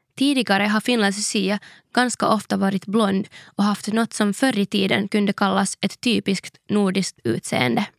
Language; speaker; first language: Swedish; native; Swedish